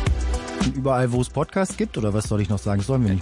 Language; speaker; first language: German; native; German